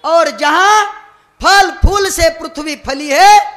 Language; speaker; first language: Hindi; non-native, local second language; Marathi